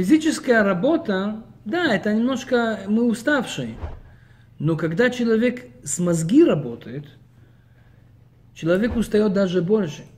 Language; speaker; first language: Russian; early bilingual, heritage; Russian